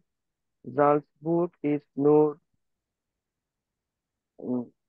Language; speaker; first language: German; non-native, learner; Bangla